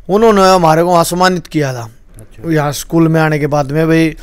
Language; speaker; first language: Hindi; native; Hindi